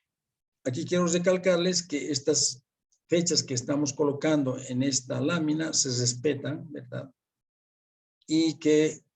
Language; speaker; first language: Spanish; native; Spanish